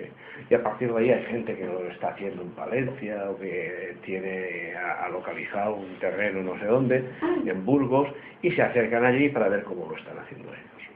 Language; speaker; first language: Spanish; native; Spanish